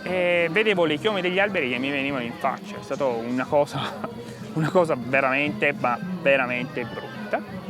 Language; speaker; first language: Italian; native; Italian